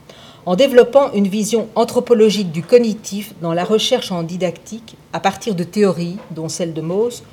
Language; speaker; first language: French; native; French